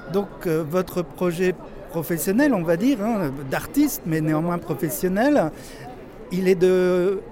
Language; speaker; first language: French; native; French